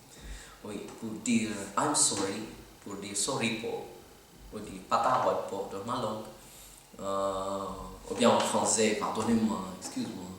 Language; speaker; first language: French; non-native, learner; Filipino